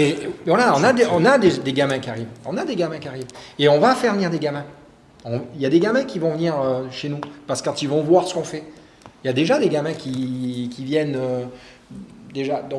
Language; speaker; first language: French; native; French